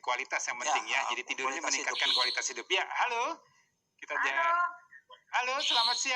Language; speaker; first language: Indonesian; native; Indonesian